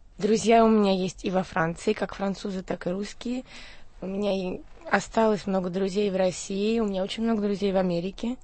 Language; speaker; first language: Russian; native; Russian